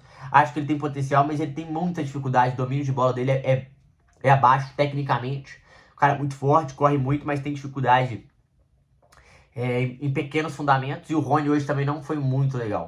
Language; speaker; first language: Portuguese; native; Portuguese